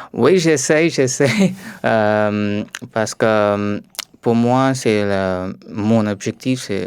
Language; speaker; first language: French; non-native, learner; Tamil